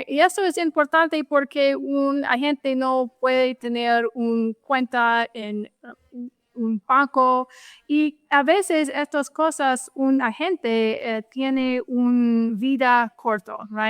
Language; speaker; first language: Spanish; non-native, fluent; English